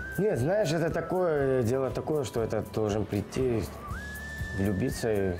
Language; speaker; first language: Russian; non-native, local second language; Georgian